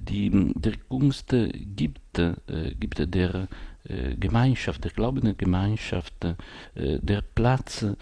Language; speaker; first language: German; non-native, fluent; Italian